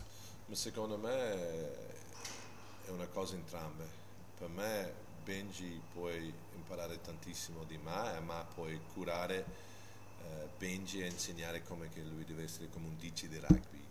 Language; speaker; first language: Italian; non-native, fluent; English